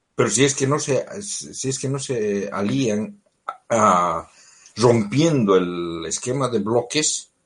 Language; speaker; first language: Spanish; native; Spanish